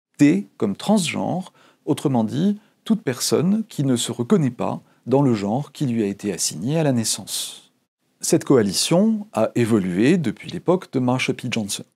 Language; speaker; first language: French; native; French